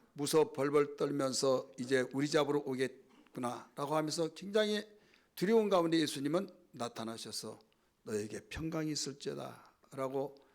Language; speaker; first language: Korean; native; Korean